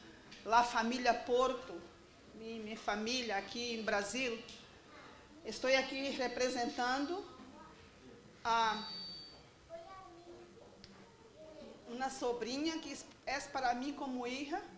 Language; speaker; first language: Spanish; non-native, learner; Portuguese